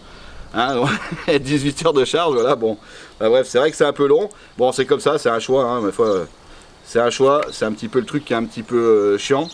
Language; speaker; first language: French; native; French